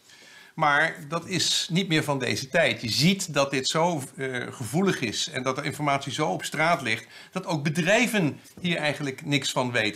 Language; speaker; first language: Dutch; native; Dutch